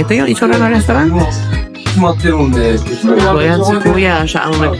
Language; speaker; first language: Filipino; native; Filipino